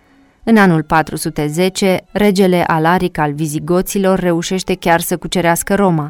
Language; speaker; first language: Romanian; native; Romanian